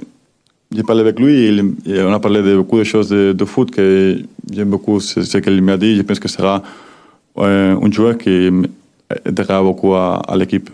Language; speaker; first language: French; non-native, learner; Spanish